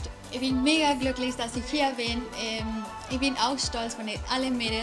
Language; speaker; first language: German; non-native, fluent; Spanish